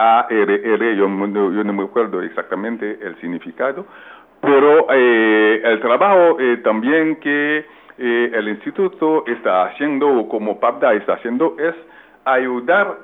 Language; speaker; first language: Spanish; non-native, local second language; Haitian Creole